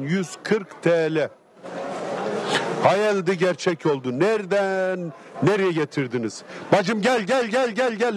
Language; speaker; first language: Turkish; native; Turkish